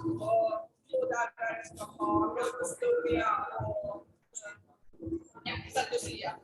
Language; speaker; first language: Swedish; non-native, learner; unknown